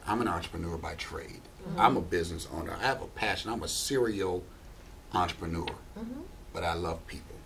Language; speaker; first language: English; native; English